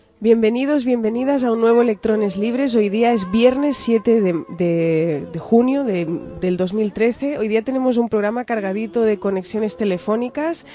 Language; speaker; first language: Spanish; native; Spanish